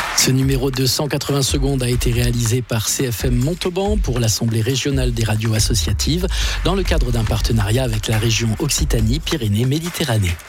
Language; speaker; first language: French; native; French